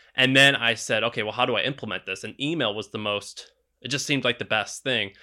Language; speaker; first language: English; native; English